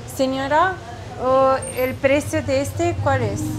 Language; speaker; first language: Spanish; non-native, learner; Romanian